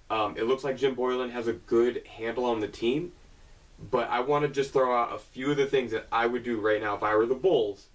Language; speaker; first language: English; native; English